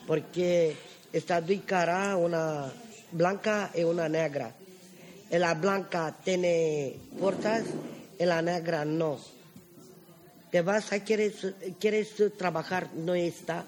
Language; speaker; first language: Spanish; non-native, learner; Romany